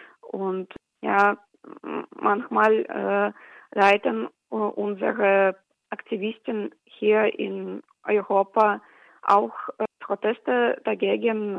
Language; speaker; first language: German; non-native, fluent; Russian